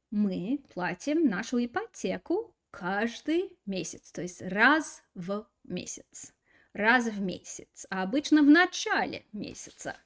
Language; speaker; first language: Russian; non-native, fluent; English